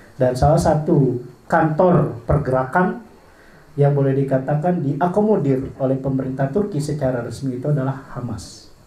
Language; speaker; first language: Indonesian; non-native, local second language; Madurese